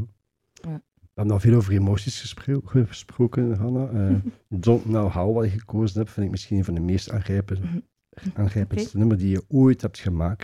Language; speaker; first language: Dutch; native; Dutch